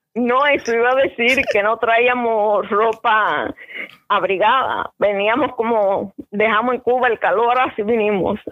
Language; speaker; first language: Spanish; native; Spanish